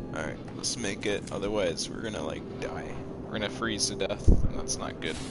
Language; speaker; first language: English; native; English